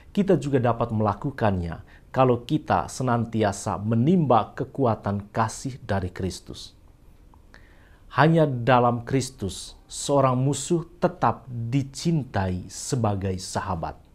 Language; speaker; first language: Indonesian; native; Indonesian